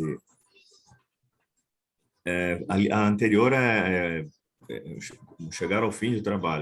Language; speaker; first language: Portuguese; native; Portuguese